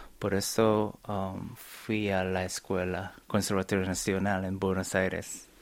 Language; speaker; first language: Spanish; non-native, fluent; Korean